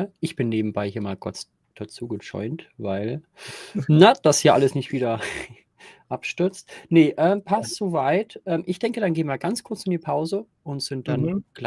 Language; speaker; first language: German; native; German